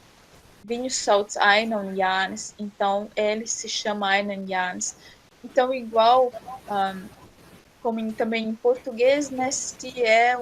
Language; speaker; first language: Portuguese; non-native, fluent; Latvian